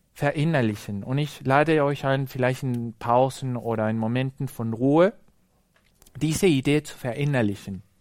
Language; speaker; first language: German; non-native, fluent; Spanish